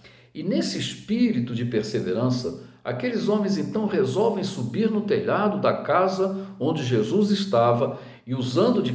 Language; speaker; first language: Portuguese; native; Portuguese